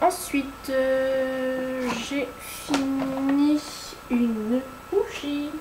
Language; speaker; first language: French; native; French